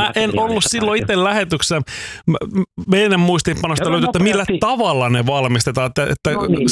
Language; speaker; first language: Finnish; native; Finnish